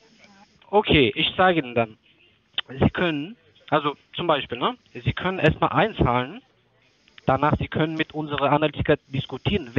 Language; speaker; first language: German; non-native, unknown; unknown